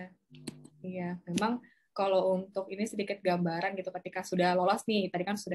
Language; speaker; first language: Indonesian; native; Indonesian